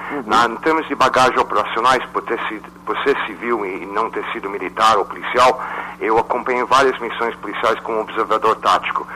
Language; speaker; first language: Portuguese; non-native, fluent; English